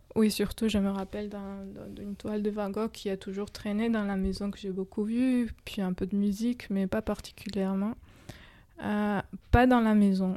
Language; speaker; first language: French; non-native, fluent; Georgian